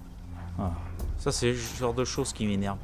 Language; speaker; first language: French; native; French